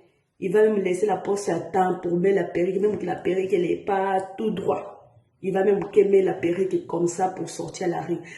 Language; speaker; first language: French; non-native, learner; Portuguese